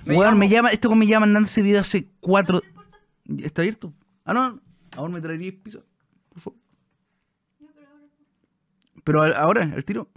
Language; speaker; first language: Spanish; native; Spanish